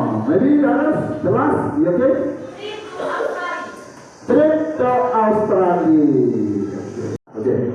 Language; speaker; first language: English; non-native, local second language; Indonesian